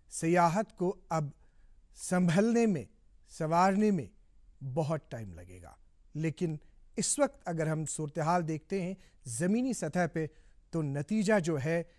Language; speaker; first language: Hindi; non-native, local second language; Kashmiri